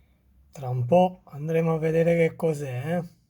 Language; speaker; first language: Italian; native; Italian